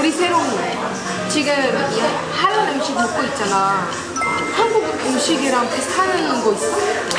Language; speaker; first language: Korean; non-native, learner; Portuguese